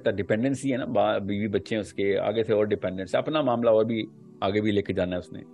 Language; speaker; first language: Urdu; non-native, local second language; Punjabi